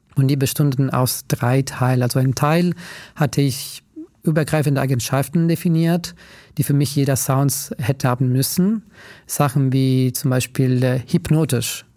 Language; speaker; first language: German; non-native, fluent; Italian